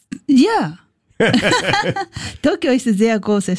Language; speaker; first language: German; non-native, learner; Japanese